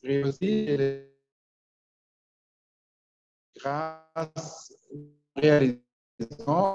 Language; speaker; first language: French; non-native, learner; Spanish